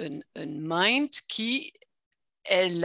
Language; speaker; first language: French; non-native, fluent; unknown